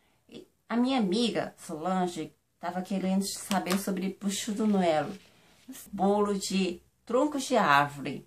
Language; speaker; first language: Portuguese; non-native, fluent; Japanese